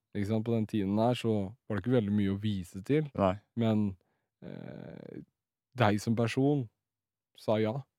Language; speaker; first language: Norwegian; early bilingual, other home language; Riffian